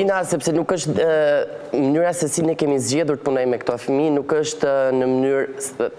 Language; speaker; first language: Albanian; native; Albanian